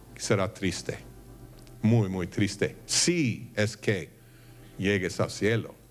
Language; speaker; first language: Spanish; non-native, fluent; English